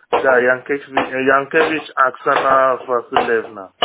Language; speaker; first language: Russian; non-native, learner; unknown